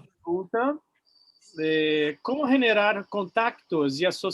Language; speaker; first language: Spanish; non-native, fluent; Portuguese